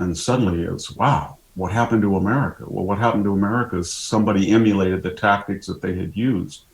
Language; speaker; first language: English; native; English